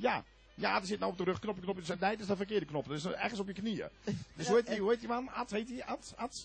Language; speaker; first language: Dutch; native; Dutch